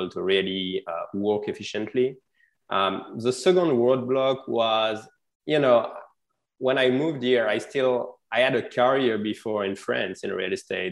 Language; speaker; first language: English; non-native, fluent; French